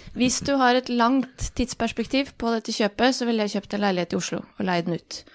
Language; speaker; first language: Norwegian; early bilingual, other home language; Bosnian